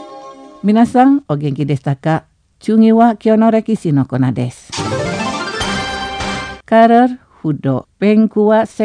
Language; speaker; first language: Japanese; non-native, fluent; Indonesian